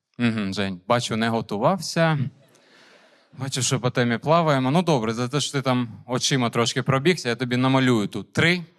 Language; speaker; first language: Ukrainian; non-native, local second language; Russian